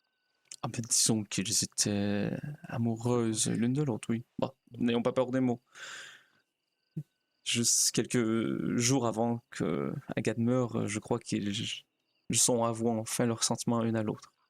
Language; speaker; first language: French; native; French